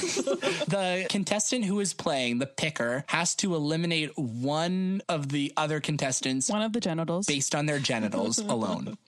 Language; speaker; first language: English; native; English